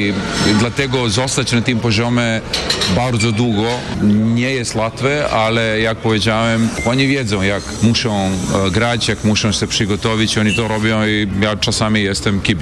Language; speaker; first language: Polish; non-native, fluent; Serbian